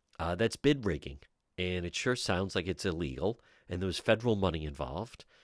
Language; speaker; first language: English; native; English